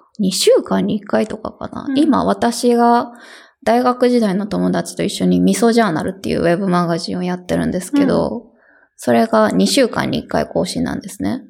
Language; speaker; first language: Japanese; native; Japanese